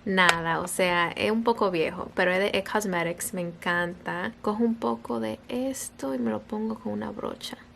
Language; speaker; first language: Spanish; early bilingual, other home language; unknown